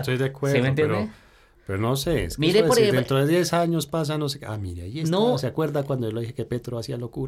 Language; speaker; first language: Spanish; native; Spanish